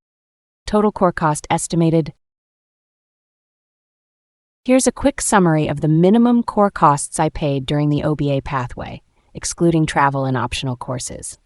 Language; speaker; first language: English; non-native, local second language; Punjabi